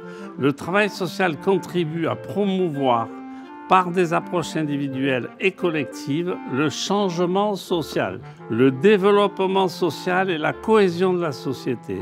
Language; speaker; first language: French; native; French